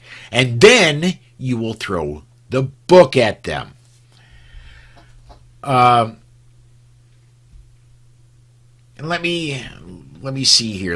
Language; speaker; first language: English; native; English